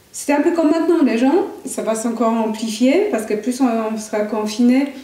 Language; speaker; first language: French; non-native, fluent; Polish